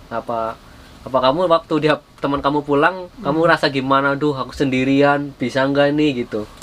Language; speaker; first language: Indonesian; native; Indonesian